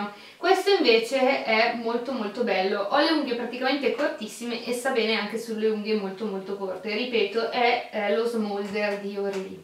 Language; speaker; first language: Italian; native; Italian